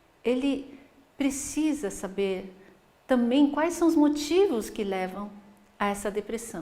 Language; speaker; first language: Portuguese; native; Portuguese